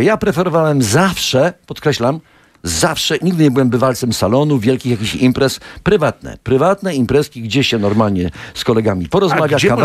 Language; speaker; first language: Polish; native; Polish